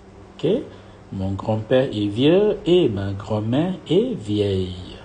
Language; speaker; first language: French; non-native, fluent; Malay